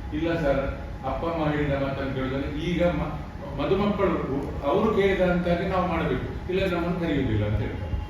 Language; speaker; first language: Kannada; non-native, local second language; Tulu